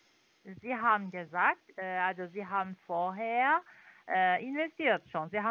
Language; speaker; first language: German; non-native, learner; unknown